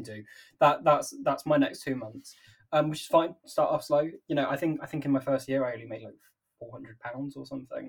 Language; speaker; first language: English; native; English